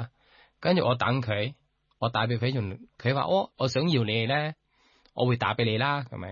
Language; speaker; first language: Cantonese; non-native, learner; Thai